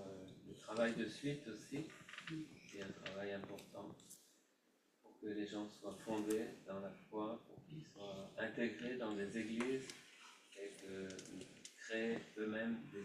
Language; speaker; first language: French; native; French